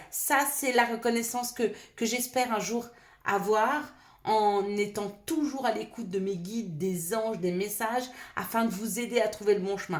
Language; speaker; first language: French; native; French